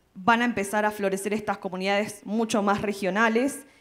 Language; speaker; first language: Spanish; native; Spanish